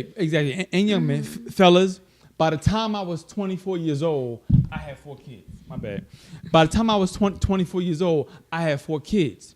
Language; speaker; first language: English; native; English